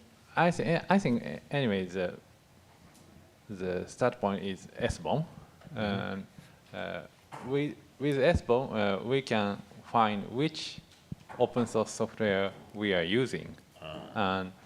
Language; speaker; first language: English; non-native, fluent; Japanese